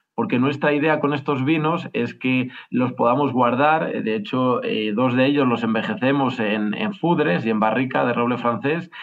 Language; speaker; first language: Spanish; native; Spanish